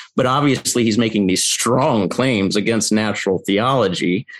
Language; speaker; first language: English; native; English